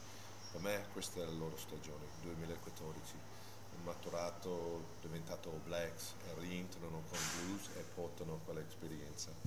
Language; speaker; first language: Italian; non-native, fluent; English